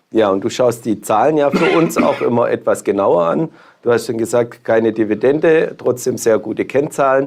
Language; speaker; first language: German; native; German